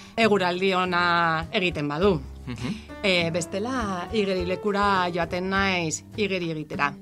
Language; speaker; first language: Basque; non-native, local second language; Spanish